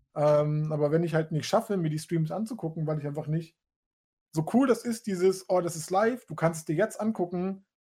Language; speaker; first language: German; native; German